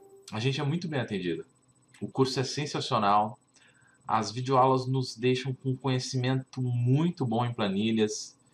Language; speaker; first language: Portuguese; native; Portuguese